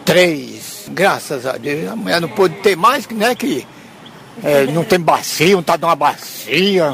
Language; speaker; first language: Portuguese; native; Portuguese